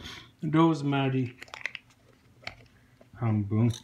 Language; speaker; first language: Japanese; non-native, fluent; English